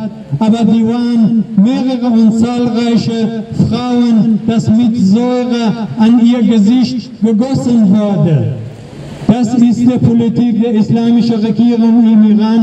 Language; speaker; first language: German; non-native, learner; Persian